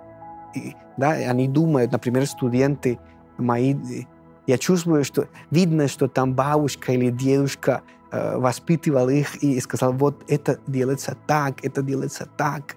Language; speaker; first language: Russian; non-native, fluent; Spanish